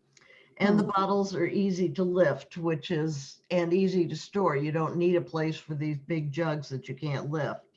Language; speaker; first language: English; native; English